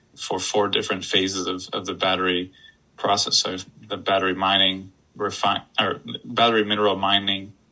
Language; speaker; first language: English; native; English